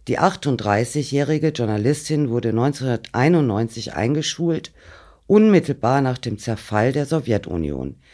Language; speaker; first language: German; native; German